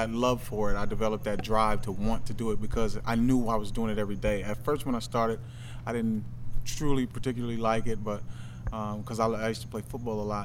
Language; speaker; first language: English; native; English